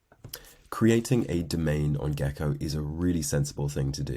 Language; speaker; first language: English; native; English